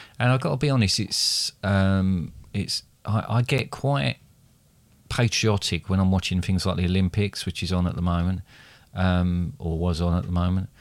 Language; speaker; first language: English; native; English